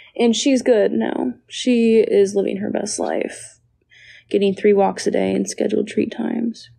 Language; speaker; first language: English; native; English